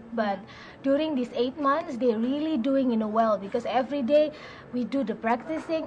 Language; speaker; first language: English; non-native, fluent; Indonesian